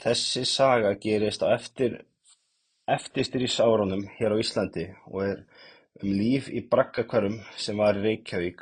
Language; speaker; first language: Icelandic; native; Icelandic